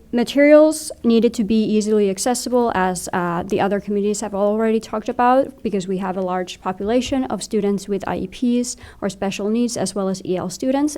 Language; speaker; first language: English; non-native, fluent; Finnish